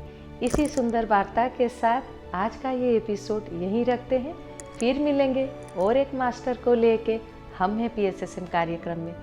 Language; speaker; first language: Hindi; native; Hindi